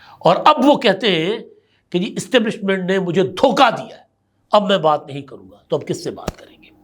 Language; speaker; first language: Urdu; non-native, local second language; Sindhi